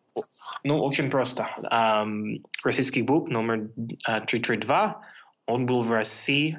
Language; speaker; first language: Russian; non-native, fluent; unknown